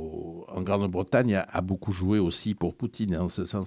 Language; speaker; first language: French; native; French